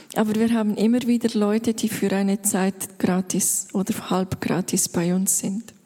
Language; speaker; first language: German; native; German